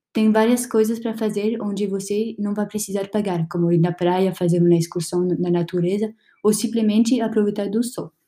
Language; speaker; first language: Portuguese; non-native, learner; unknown